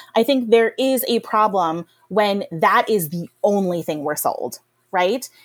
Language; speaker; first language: English; native; English